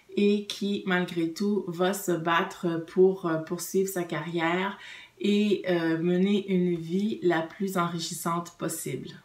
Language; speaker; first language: French; native; French